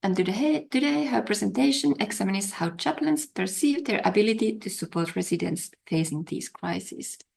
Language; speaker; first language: English; non-native, fluent; Finnish